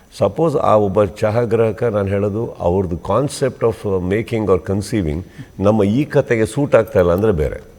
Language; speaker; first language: Kannada; native; Kannada